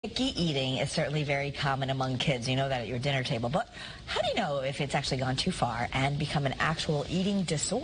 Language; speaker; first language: English; native; English